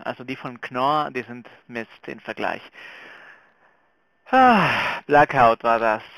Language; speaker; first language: German; non-native, fluent; Spanish